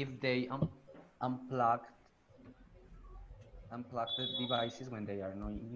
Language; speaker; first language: English; non-native, learner; Spanish